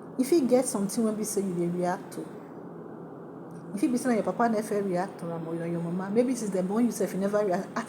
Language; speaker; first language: Nigerian Pidgin; native; Nigerian Pidgin